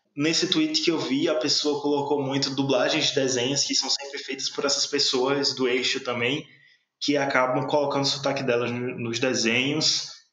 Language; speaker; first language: Portuguese; native; Portuguese